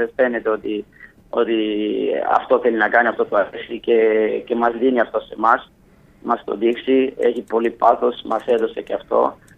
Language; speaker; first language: Greek; non-native, fluent; Italian